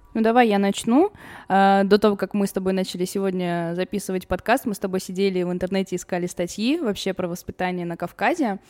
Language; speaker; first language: Russian; early bilingual, other home language; Armenian